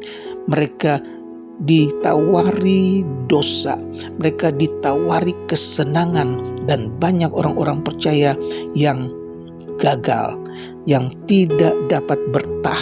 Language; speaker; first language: Indonesian; native; Indonesian